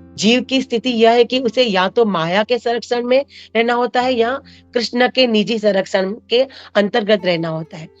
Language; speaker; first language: Hindi; non-native, local second language; Marathi